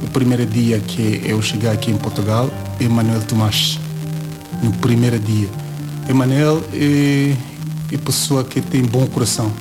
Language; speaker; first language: Portuguese; non-native, learner; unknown